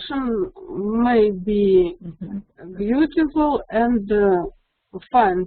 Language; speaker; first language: English; non-native, learner; Russian